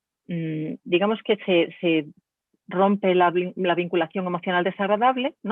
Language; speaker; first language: Spanish; native; Spanish